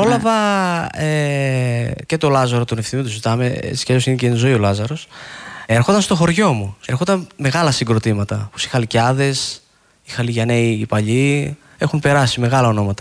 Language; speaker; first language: Greek; native; Greek